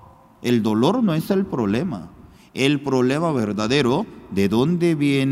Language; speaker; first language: Spanish; non-native, fluent; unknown